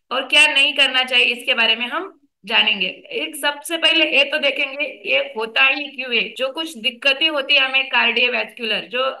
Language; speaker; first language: Hindi; non-native, local second language; Marathi